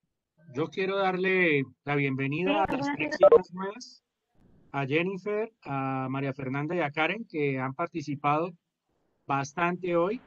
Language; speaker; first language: Spanish; native; Spanish